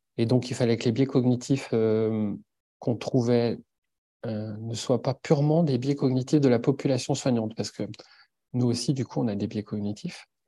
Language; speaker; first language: French; native; French